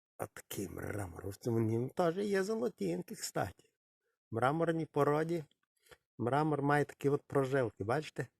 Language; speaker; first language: Ukrainian; non-native, local second language; Russian